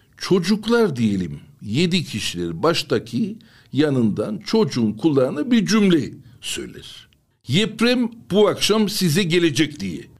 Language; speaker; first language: Turkish; non-native, local second language; Armenian